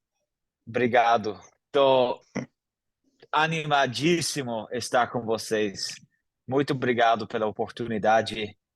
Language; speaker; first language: Portuguese; non-native, fluent; English